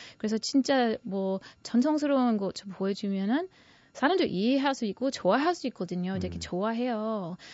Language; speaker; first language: Korean; non-native, fluent; English